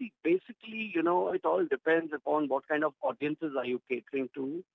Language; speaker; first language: English; non-native, local second language; Gujarati